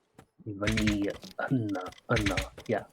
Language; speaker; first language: Welsh; non-native, learner; English